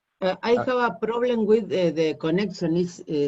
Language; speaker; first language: English; non-native, learner; Spanish